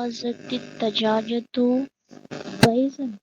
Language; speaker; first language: Arabic; non-native, learner; Urdu